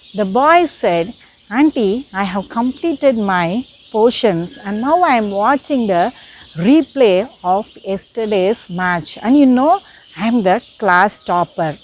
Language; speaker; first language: English; non-native, local second language; Tamil